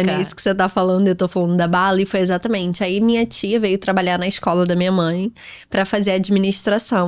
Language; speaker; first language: Portuguese; native; Portuguese